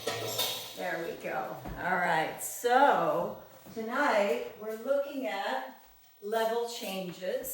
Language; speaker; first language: English; native; English